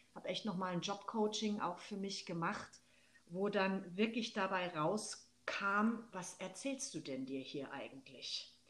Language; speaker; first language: German; native; German